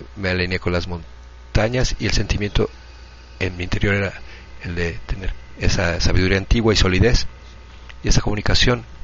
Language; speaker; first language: Spanish; non-native, fluent; Russian